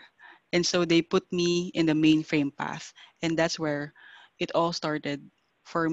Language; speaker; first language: English; non-native, local second language; Filipino